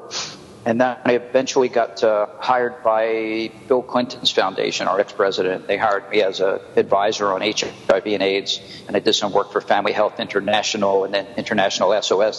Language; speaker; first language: English; native; English